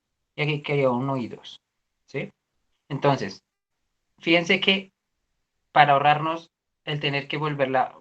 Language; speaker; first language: Spanish; native; Spanish